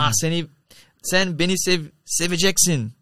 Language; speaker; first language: Turkish; non-native, learner; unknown